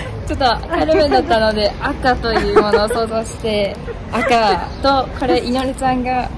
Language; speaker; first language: Japanese; native; Japanese